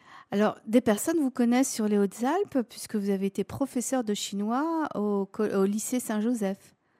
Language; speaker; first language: French; native; French